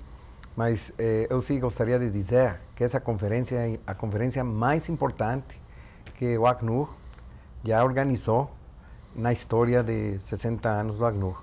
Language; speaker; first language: Portuguese; non-native, fluent; Spanish